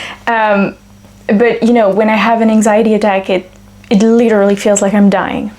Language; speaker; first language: English; non-native, fluent; French